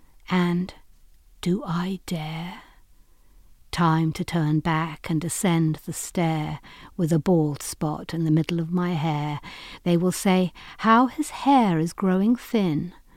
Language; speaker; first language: English; native; English